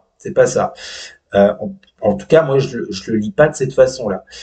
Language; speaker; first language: French; native; French